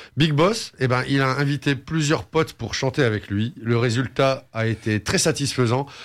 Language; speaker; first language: French; native; French